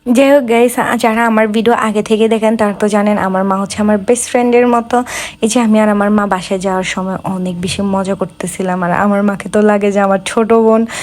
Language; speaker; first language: Bangla; non-native, local second language; Chakma